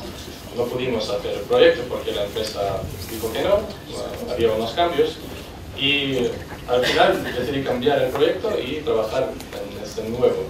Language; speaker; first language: Spanish; non-native, fluent; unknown